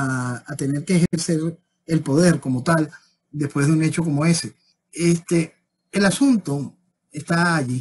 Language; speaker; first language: Spanish; native; Spanish